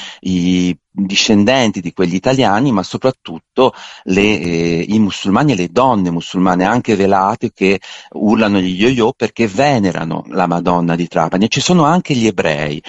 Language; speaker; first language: Italian; native; Italian